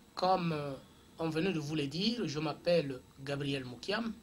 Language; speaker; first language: French; non-native, local second language; Swahili